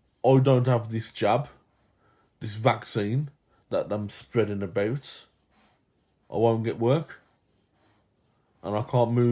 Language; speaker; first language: English; native; English